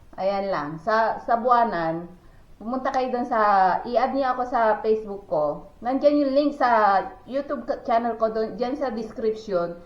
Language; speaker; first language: Filipino; non-native, local second language; Pangasinan